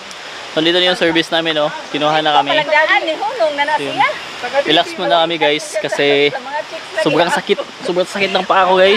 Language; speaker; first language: Filipino; non-native, local second language; Cebuano